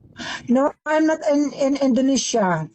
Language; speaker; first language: English; non-native, learner; Filipino